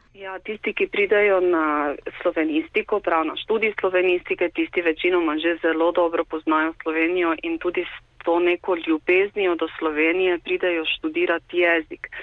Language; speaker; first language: Slovenian; native; Slovenian